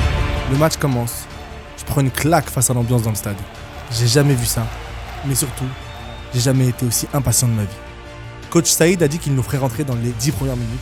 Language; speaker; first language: French; native; French